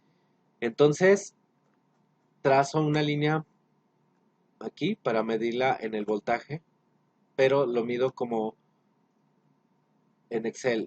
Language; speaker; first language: Spanish; native; Spanish